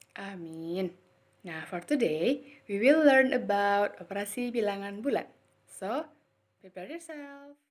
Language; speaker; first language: English; non-native, learner; Indonesian